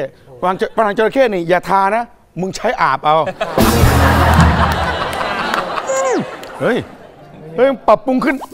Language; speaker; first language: Thai; native; Thai